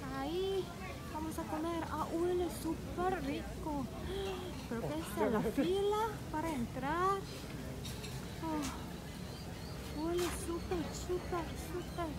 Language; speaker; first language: Spanish; non-native, fluent; Korean